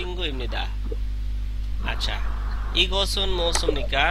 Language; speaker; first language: Korean; non-native, fluent; Bangla